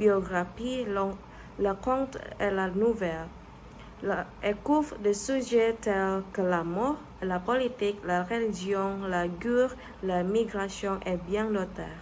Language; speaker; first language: French; non-native, learner; Indonesian